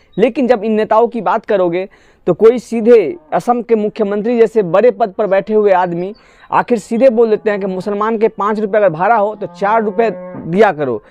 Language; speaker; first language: Hindi; non-native, local second language; Assamese